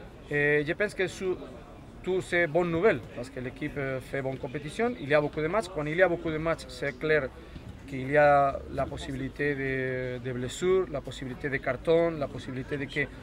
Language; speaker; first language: French; non-native, fluent; Spanish